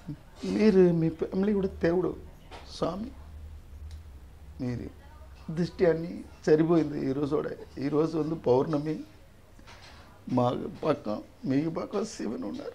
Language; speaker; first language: Telugu; non-native, local second language; Tamil